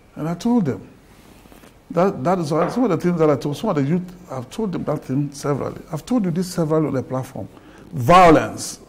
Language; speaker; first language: English; non-native, local second language; Ga